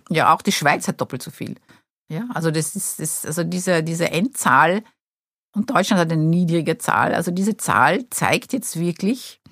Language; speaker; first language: German; non-native, fluent; Portuguese